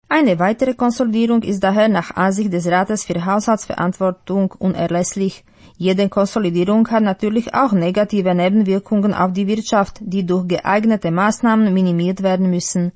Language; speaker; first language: German; non-native, fluent; Slovak